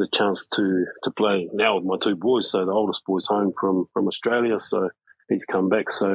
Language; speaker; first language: English; native; English